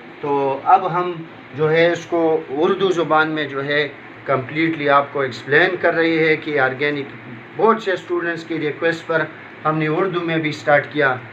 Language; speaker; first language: Urdu; non-native, local second language; Pashto